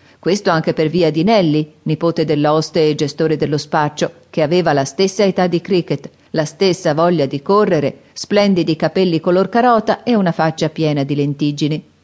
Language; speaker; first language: Italian; native; Italian